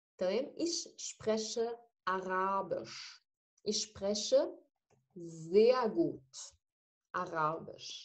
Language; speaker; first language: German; non-native, fluent; Arabic